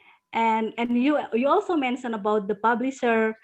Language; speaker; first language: English; non-native, learner; Indonesian